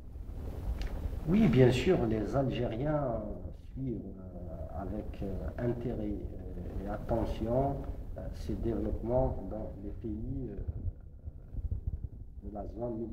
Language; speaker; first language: French; non-native, local second language; Kabyle